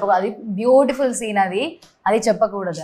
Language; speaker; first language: Telugu; non-native, learner; Malayalam